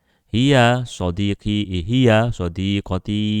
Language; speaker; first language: Arabic; non-native, fluent; Indonesian